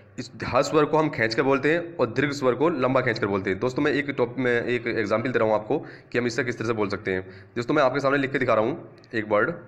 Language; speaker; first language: Hindi; native; Hindi